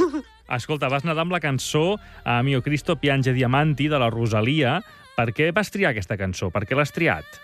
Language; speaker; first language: Catalan; native; Catalan